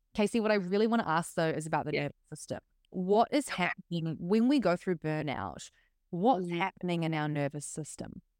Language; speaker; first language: English; native; English